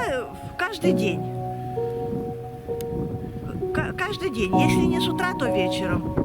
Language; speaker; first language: Russian; native; Russian